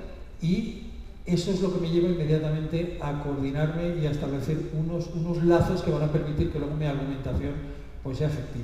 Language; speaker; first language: Spanish; native; Spanish